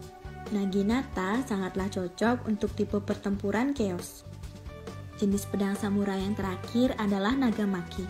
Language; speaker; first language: Indonesian; native; Indonesian